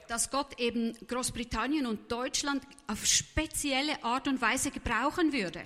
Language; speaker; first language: German; native; German